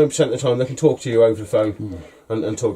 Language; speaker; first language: English; native; English